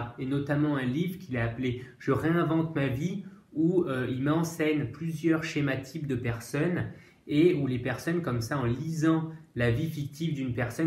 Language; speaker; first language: French; native; French